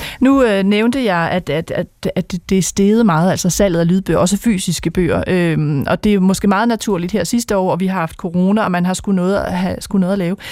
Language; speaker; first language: Danish; native; Danish